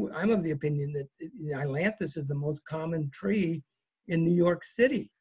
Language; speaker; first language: English; native; English